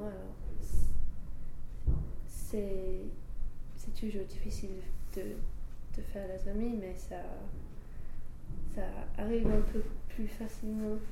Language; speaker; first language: French; non-native, fluent; English